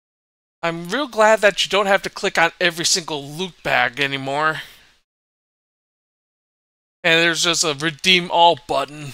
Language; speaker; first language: English; native; English